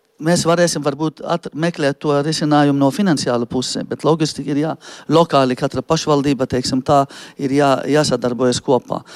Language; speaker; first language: Latvian; non-native, fluent; Arabic